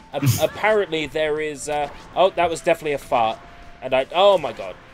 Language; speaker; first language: English; native; English